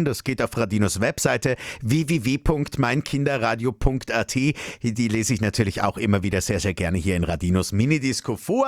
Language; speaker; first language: German; native; German